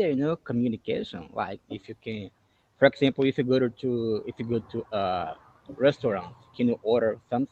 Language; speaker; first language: English; non-native, fluent; Portuguese